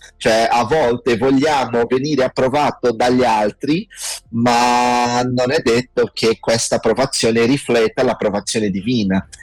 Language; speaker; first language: Italian; non-native, fluent; Portuguese